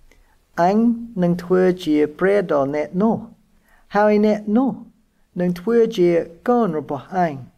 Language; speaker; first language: Khmer; non-native, fluent; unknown